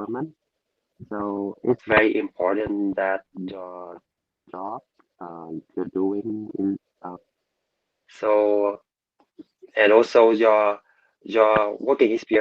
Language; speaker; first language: English; non-native, learner; Vietnamese